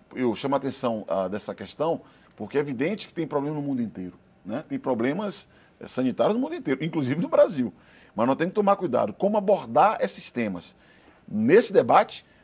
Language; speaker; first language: Portuguese; native; Portuguese